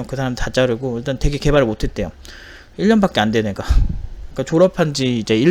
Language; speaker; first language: Korean; native; Korean